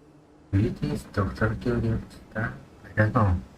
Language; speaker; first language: English; non-native, learner; Indonesian